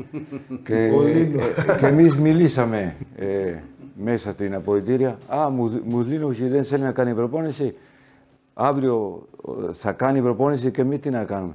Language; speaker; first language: Greek; non-native, learner; Spanish